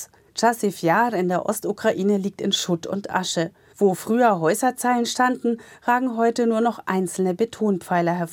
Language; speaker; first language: German; native; German